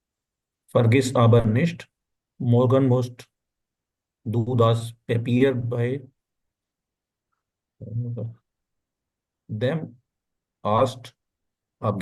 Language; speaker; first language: German; non-native, learner; Urdu